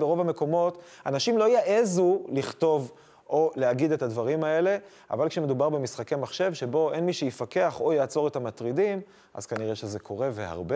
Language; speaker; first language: Hebrew; native; Hebrew